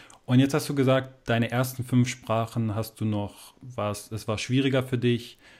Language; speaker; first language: German; native; German